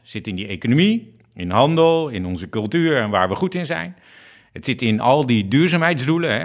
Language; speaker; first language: Dutch; native; Dutch